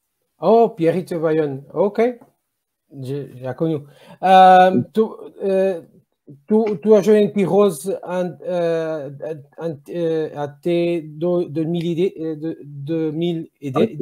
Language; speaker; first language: French; non-native, learner; Portuguese